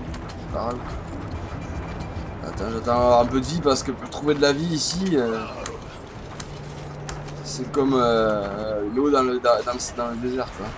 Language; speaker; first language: French; native; French